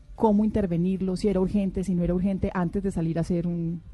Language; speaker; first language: Spanish; native; Spanish